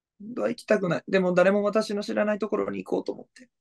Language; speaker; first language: Japanese; native; Japanese